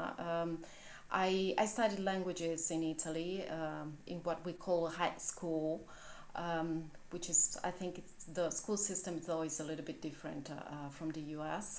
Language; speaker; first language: English; non-native, fluent; Italian